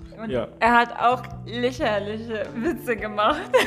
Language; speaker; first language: German; non-native, learner; Arabic